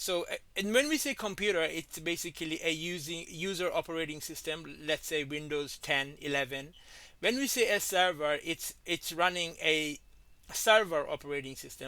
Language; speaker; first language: English; non-native, fluent; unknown